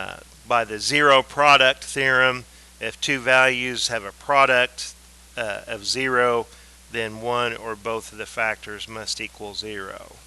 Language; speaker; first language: English; native; English